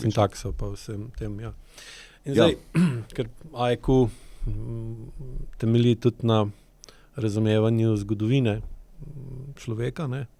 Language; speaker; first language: Slovenian; native; Slovenian